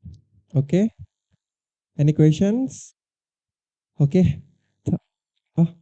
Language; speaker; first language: English; non-native, learner; Indonesian